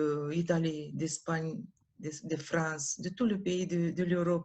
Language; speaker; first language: French; non-native, learner; Romanian